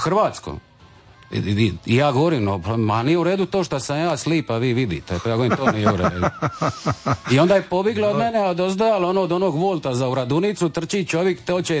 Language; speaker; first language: Serbian; native; Serbian